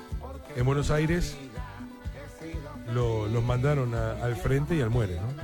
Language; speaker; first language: Spanish; native; Spanish